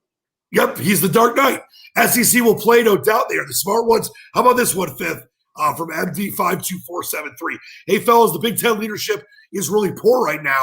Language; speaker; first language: English; native; English